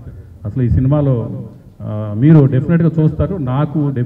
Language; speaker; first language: Telugu; native; Telugu